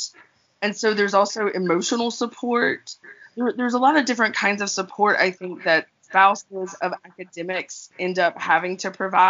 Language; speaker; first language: English; native; English